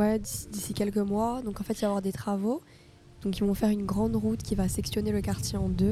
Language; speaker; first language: French; native; French